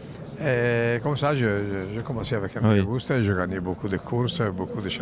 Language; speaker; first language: French; non-native, fluent; Italian